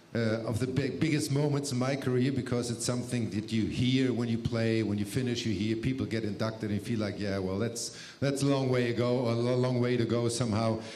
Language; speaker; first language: English; non-native, fluent; German